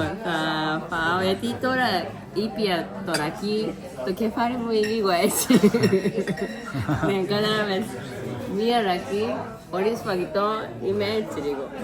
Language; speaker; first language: Greek; non-native, learner; Japanese